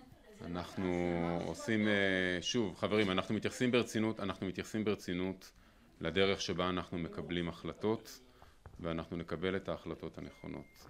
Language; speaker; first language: Hebrew; native; Hebrew